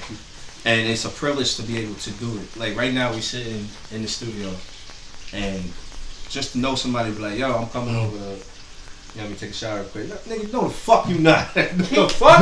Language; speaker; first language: English; native; English